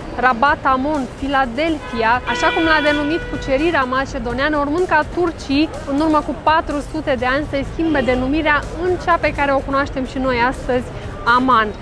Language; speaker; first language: Romanian; native; Romanian